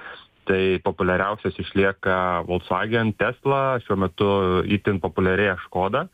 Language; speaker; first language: Lithuanian; native; Lithuanian